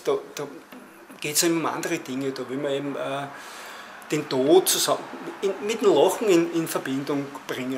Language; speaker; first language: German; native; German